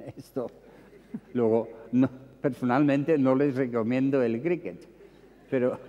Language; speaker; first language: Spanish; non-native, fluent; English